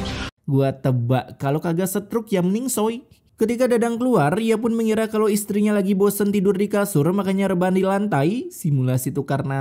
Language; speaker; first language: Indonesian; native; Indonesian